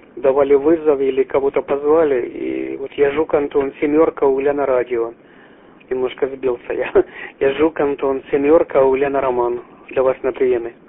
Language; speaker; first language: Russian; native; Russian